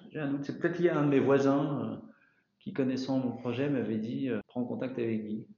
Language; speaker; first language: French; native; French